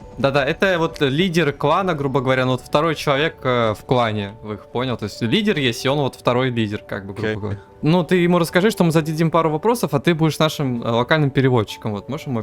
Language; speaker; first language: Russian; native; Russian